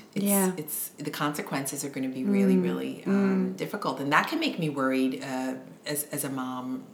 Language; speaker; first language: English; native; English